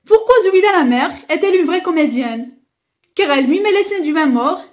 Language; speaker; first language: French; non-native, local second language; Arabic